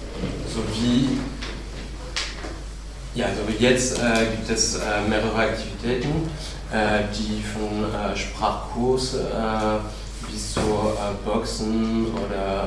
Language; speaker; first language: German; non-native, fluent; French